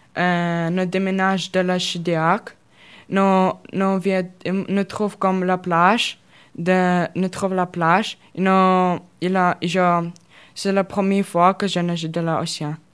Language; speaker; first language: French; non-native, learner; Russian